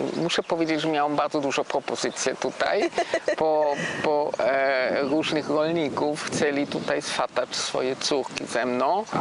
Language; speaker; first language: Polish; non-native, learner; Swiss German